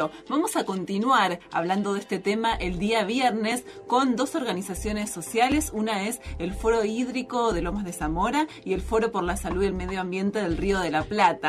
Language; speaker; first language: Spanish; native; Spanish